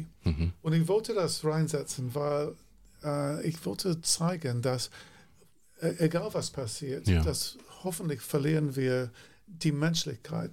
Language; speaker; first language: German; non-native, fluent; English